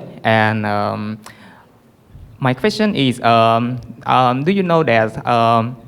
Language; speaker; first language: English; non-native, learner; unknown